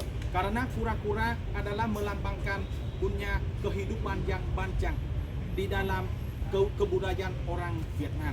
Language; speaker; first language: Indonesian; non-native, fluent; Vietnamese